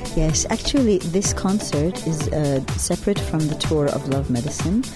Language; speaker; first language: English; early bilingual, other home language; Hebrew